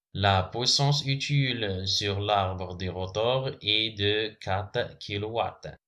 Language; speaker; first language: French; non-native, local second language; Arabic